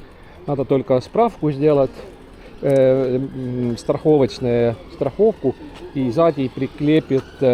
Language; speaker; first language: Russian; non-native, local second language; Estonian